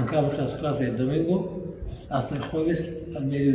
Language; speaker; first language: Spanish; non-native, local second language; Arabic